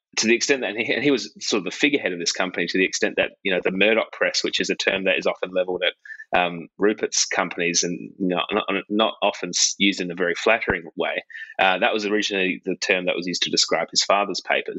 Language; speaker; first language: English; native; English